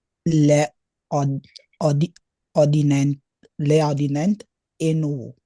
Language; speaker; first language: French; non-native, learner; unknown